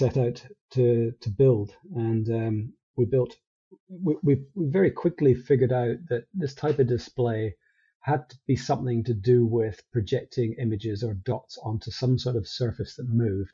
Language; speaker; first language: English; native; English